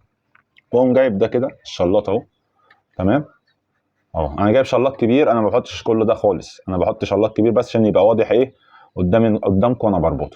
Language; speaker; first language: Arabic; native; Arabic